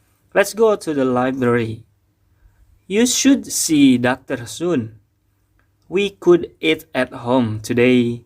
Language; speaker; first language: English; non-native, fluent; Indonesian